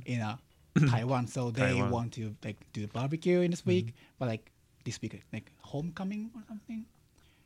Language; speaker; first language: English; non-native, learner; Japanese